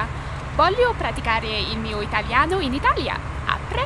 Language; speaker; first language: Italian; non-native, learner; English